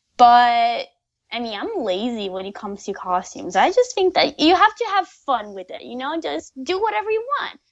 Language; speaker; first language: English; non-native, fluent; Portuguese